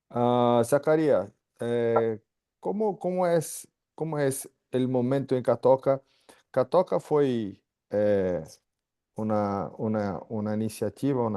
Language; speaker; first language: Spanish; non-native, fluent; Portuguese